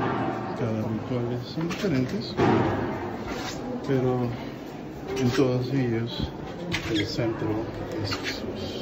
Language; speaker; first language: Spanish; early bilingual, heritage; Spanish